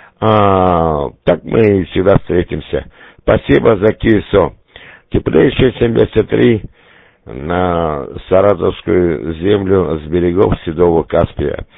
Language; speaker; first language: Russian; native; Russian